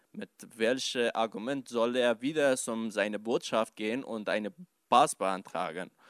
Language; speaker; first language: German; non-native, learner; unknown